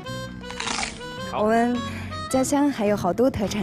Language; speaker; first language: Chinese; non-native, local second language; Mongolian